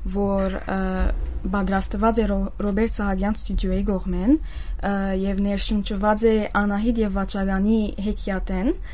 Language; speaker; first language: Armenian; early bilingual, heritage; Armenian